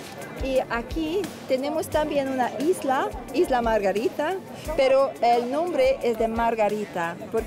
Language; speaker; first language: Spanish; non-native, learner; Hungarian